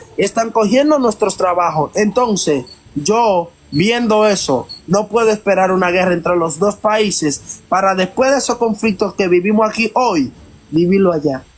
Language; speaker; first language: Spanish; non-native, fluent; Haitian Creole